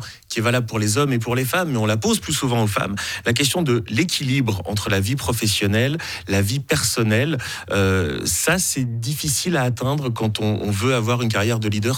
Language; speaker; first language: French; native; French